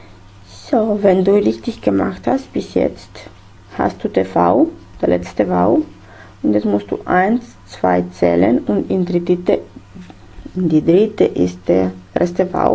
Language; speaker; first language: German; non-native, fluent; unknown